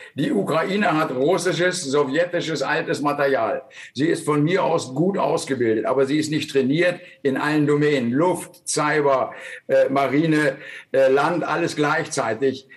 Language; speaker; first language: German; native; German